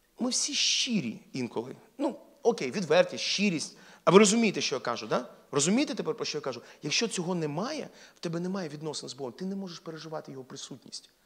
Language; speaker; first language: Ukrainian; non-native, local second language; Russian